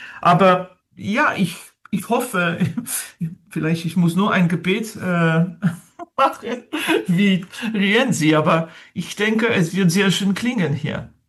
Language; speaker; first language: German; non-native, learner; French